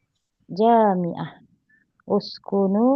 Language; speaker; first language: Arabic; non-native, learner; Indonesian